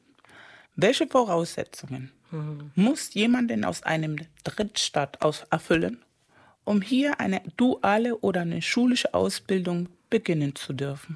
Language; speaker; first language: German; non-native, fluent; Spanish